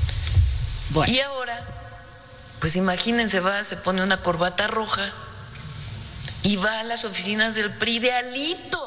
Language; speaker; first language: Spanish; native; Spanish